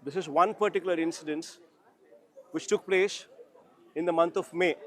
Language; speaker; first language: English; non-native, local second language; Telugu